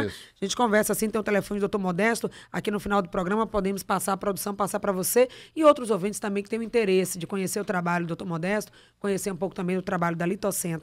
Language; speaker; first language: Portuguese; native; Portuguese